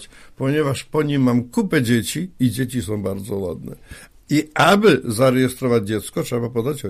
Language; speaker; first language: Polish; native; Polish